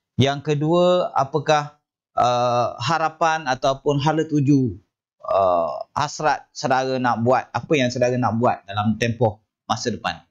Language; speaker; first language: Malay; native; Malay